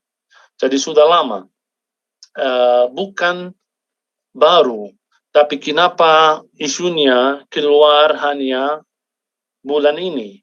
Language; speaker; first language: Indonesian; non-native, fluent; Arabic